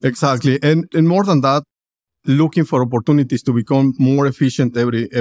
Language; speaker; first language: English; non-native, fluent; Spanish